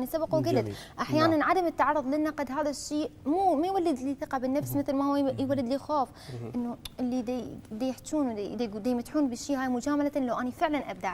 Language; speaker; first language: Arabic; native; Arabic